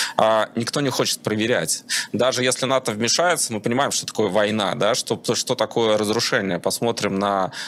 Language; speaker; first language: Russian; native; Russian